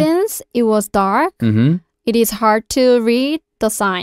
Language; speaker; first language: English; non-native, learner; Korean